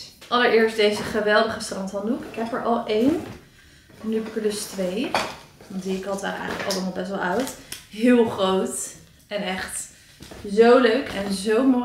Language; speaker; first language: Dutch; native; Dutch